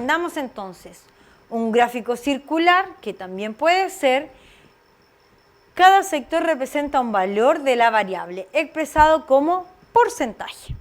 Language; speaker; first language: Spanish; native; Spanish